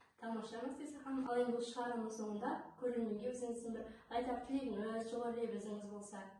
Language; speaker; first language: Kazakh; native; Kazakh